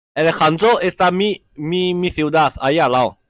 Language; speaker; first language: Spanish; non-native, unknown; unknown